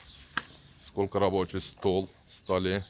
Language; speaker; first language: Russian; non-native, learner; Turkish